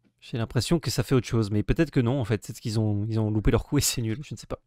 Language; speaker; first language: French; native; French